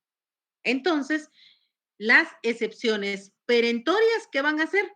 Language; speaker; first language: Spanish; native; Spanish